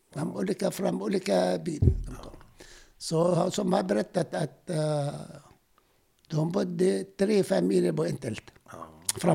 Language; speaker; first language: Swedish; non-native, fluent; Arabic